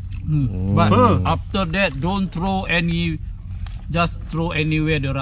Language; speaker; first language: English; non-native, local second language; Malay